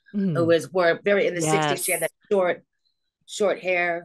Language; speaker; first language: English; native; English